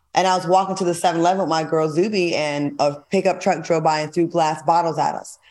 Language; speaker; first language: English; native; English